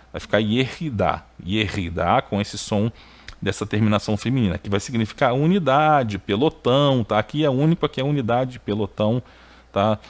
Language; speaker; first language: Portuguese; native; Portuguese